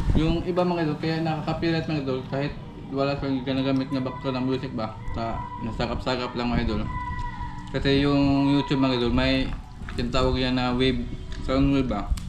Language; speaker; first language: Filipino; non-native, local second language; Cebuano